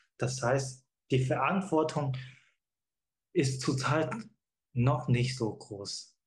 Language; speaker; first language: German; non-native, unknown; Chinese